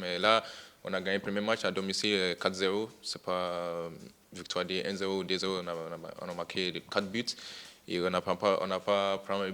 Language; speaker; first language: French; non-native, fluent; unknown